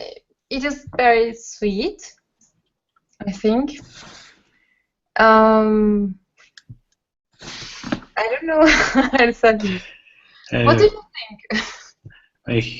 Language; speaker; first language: English; non-native, learner; Spanish